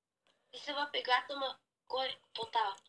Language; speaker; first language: Bulgarian; early bilingual, heritage; English